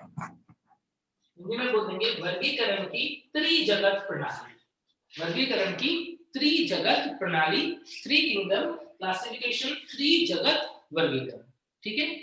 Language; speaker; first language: Hindi; native; Hindi